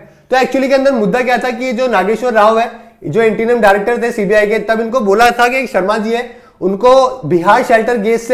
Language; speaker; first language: Hindi; native; Hindi